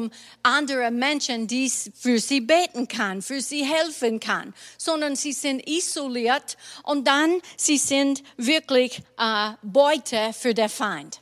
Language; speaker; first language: German; non-native, fluent; English